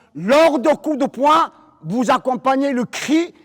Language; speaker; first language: French; non-native, fluent; Korean